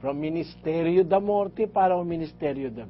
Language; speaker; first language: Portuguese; non-native, learner; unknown